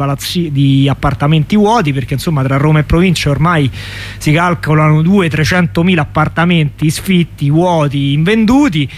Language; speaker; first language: Italian; native; Italian